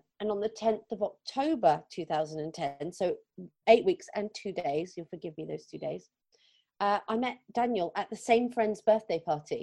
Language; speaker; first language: English; native; English